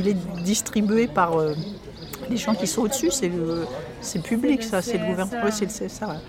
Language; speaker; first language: French; native; French